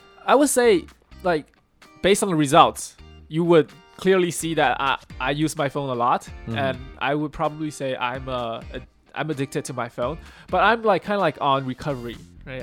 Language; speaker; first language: English; early bilingual, other home language; Chinese